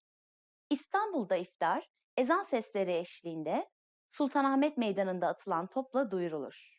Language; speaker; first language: Turkish; native; Turkish